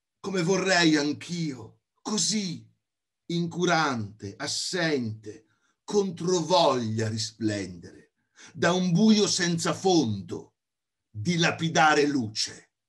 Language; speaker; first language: Italian; native; Italian